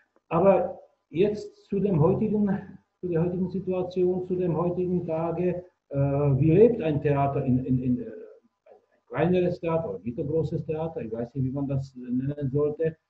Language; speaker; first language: German; non-native, fluent; Czech